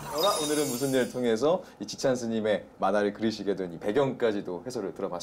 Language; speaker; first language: Korean; native; Korean